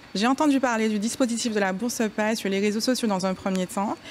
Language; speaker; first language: French; native; French